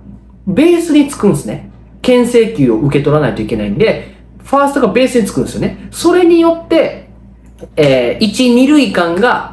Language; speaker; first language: Japanese; native; Japanese